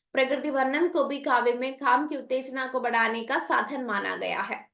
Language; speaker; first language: Hindi; non-native, local second language; Malayalam